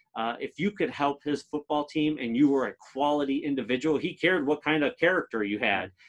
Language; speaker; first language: English; native; English